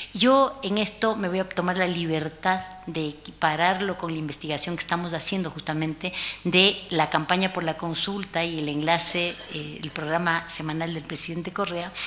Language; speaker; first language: Spanish; native; Spanish